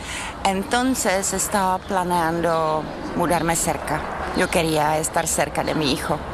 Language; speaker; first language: Spanish; non-native, fluent; Czech